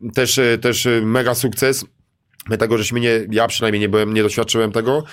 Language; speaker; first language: Polish; native; Polish